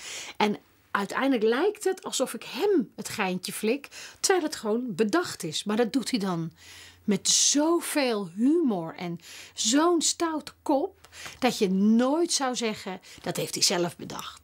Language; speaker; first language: Dutch; native; Dutch